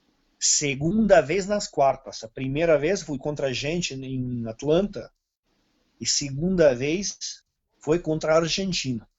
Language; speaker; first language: Portuguese; non-native, fluent; Serbian